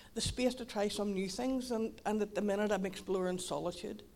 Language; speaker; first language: English; native; English